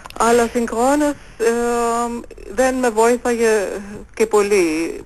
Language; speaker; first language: Greek; non-native, fluent; German